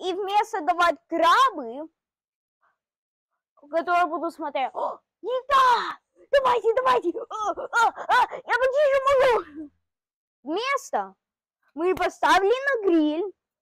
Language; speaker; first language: Russian; early bilingual, heritage; Russian